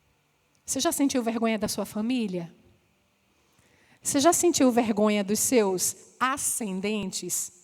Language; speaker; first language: Portuguese; native; Portuguese